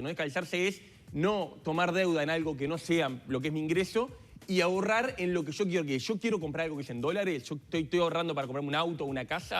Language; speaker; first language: Spanish; native; Spanish